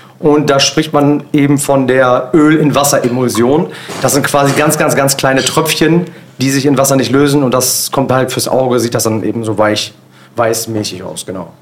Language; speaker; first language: German; early bilingual, other home language; Turkish